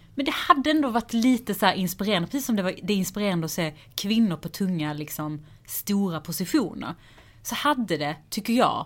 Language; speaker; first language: Swedish; early bilingual, other home language; Persian